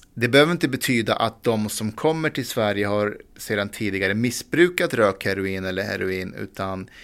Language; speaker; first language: Swedish; early bilingual, other home language; Persian